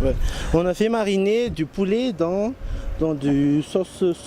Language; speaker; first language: French; non-native, local second language; Malagasy